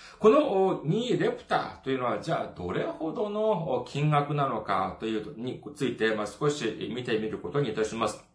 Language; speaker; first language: Japanese; non-native, fluent; Korean